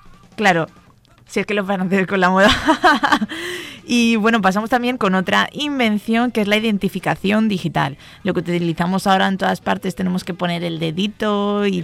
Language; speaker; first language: Spanish; native; Spanish